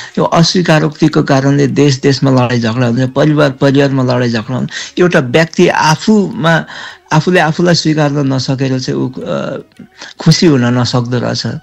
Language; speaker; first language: Nepali; native; Nepali